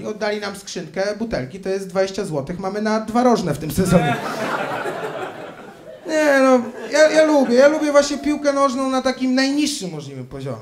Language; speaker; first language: Polish; native; Polish